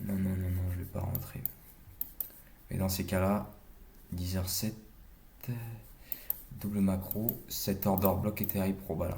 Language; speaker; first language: French; native; French